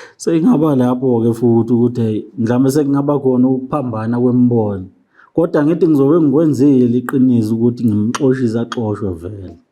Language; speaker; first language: Zulu; native; Zulu